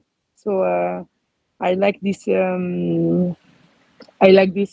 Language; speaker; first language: English; non-native, learner; French